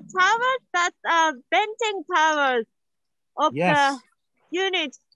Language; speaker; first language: English; non-native, learner; Japanese